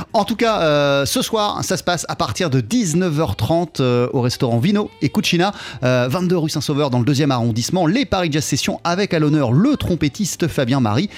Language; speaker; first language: French; native; French